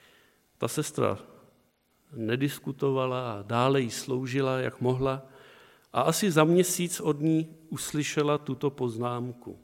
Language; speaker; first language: Czech; native; Czech